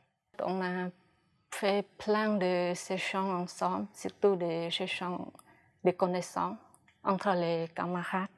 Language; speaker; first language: French; non-native, fluent; Khmer